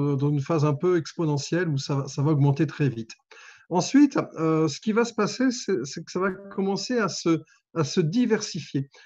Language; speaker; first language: French; native; French